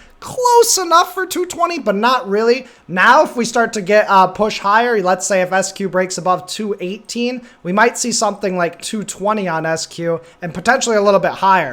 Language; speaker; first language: English; native; English